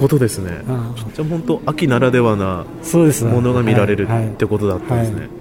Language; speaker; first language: Japanese; native; Japanese